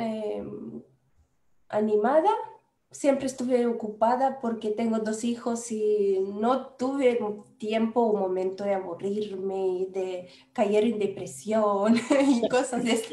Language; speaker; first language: Spanish; non-native, fluent; Romanian